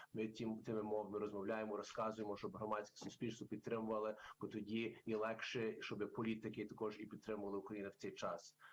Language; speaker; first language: Ukrainian; early bilingual, heritage; English